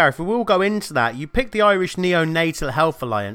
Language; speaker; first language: English; native; English